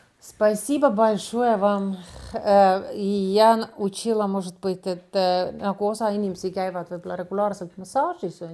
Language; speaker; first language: Russian; non-native, learner; Estonian